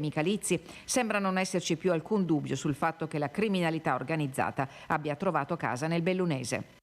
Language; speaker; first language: Italian; native; Italian